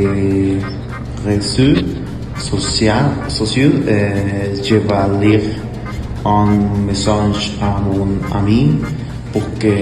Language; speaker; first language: French; non-native, learner; Spanish